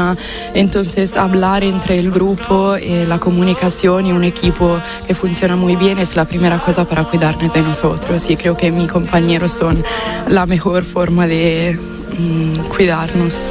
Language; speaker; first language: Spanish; non-native, fluent; Italian